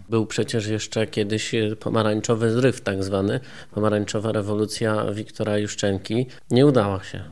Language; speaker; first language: Polish; native; Polish